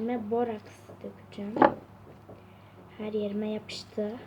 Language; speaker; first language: Turkish; native; Turkish